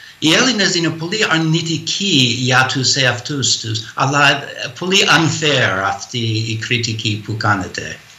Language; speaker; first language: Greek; non-native, fluent; English